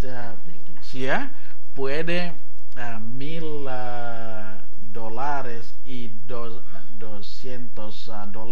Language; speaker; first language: Spanish; non-native, learner; Indonesian